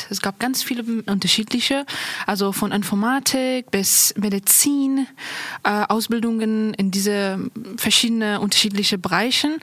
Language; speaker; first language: German; non-native, local second language; Persian